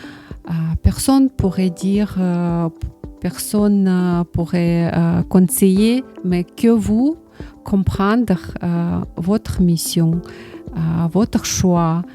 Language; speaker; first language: French; non-native, learner; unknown